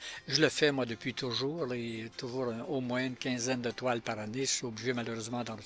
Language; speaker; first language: French; native; French